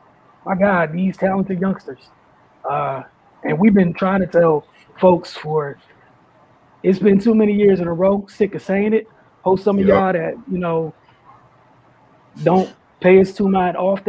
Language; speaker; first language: English; native; English